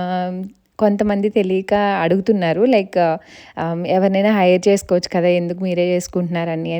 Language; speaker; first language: Telugu; native; Telugu